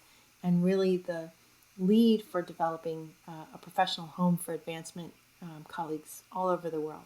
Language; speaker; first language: English; native; English